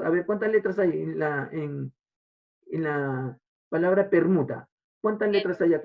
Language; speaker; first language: Spanish; native; Spanish